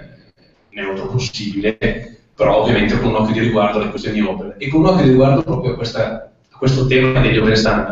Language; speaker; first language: Italian; native; Italian